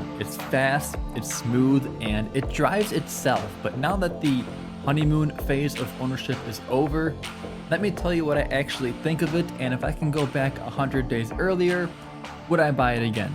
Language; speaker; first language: English; native; English